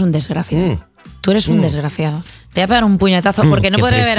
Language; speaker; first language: Spanish; native; Spanish